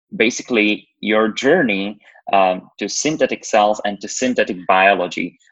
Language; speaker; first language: English; non-native, fluent; Slovak